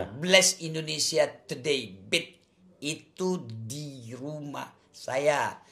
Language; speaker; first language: Indonesian; non-native, local second language; Achinese